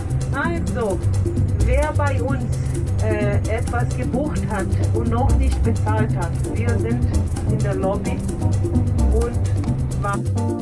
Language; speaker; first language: German; non-native, fluent; Portuguese